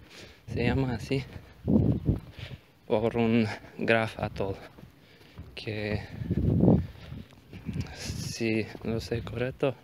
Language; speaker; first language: Spanish; non-native, learner; Bulgarian